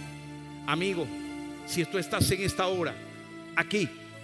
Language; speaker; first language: Spanish; native; Spanish